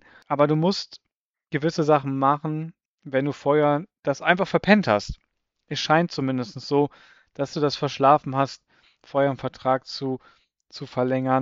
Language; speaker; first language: German; native; German